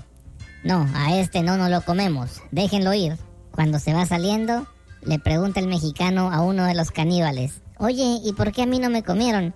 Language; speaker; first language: Spanish; native; Spanish